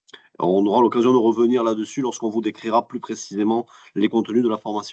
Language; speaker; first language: French; native; French